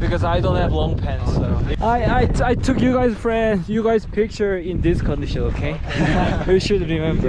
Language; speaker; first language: English; non-native, learner; Korean